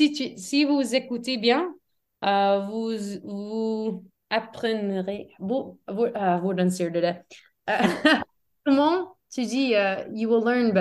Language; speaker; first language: French; non-native, fluent; English